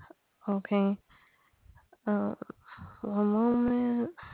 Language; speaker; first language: English; native; English